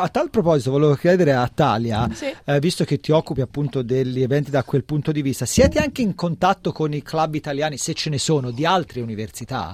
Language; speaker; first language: Italian; native; Italian